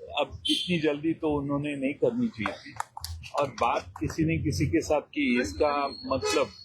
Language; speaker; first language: Hindi; non-native, local second language; Marathi